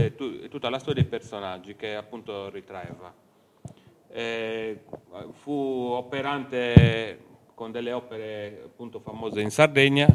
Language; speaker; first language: Italian; native; Italian